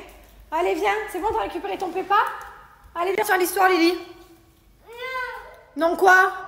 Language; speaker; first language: French; native; French